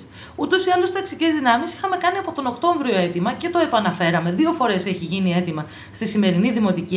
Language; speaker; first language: Greek; native; Greek